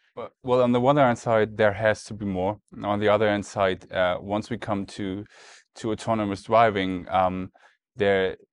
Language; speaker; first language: English; non-native, fluent; German